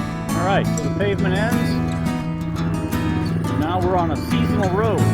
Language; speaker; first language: English; native; English